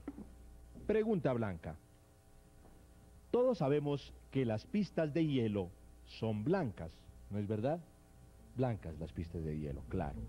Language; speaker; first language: Spanish; native; Spanish